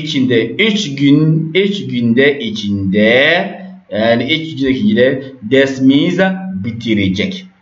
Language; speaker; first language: Turkish; non-native, learner; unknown